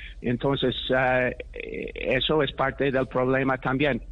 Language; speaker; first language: Spanish; non-native, fluent; English